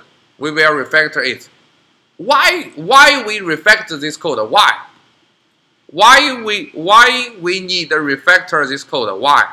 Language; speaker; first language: English; non-native, learner; Chinese